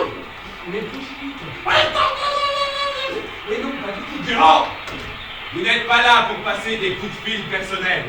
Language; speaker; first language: French; native; French